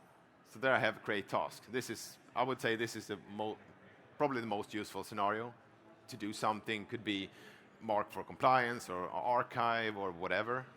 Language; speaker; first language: English; non-native, fluent; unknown